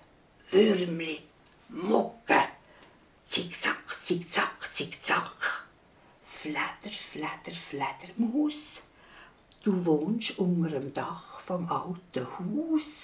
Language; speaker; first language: German; native; German